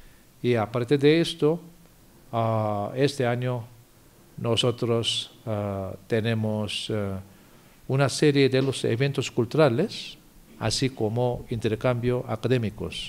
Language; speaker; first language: Spanish; non-native, fluent; Korean